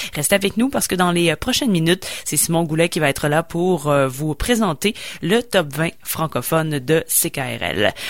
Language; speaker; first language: French; native; French